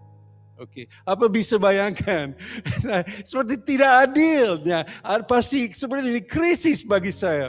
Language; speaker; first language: Indonesian; non-native, learner; English